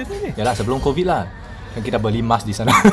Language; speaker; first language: Indonesian; non-native, learner; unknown